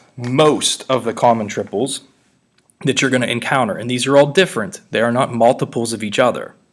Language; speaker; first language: English; native; English